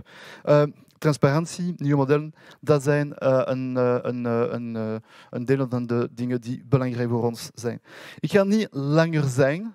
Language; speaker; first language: Dutch; non-native, learner; French